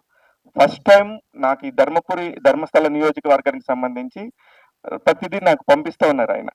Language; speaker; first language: Telugu; native; Telugu